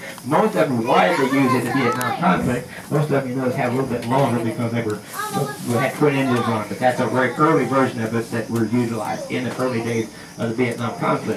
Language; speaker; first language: English; native; English